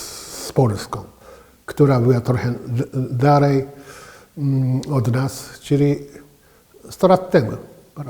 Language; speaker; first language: Polish; non-native, fluent; Japanese